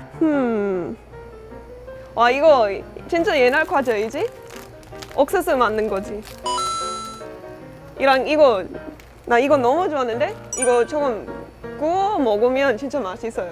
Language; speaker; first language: Korean; non-native, learner; English